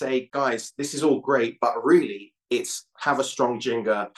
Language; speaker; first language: English; native; English